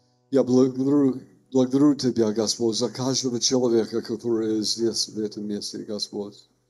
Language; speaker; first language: Russian; non-native, learner; English